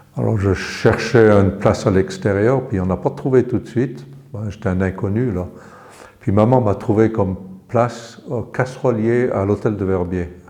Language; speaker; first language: French; early bilingual, other home language; English